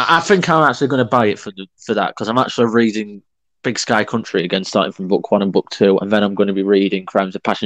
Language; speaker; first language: English; native; English